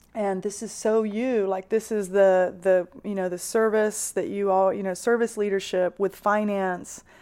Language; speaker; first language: English; native; English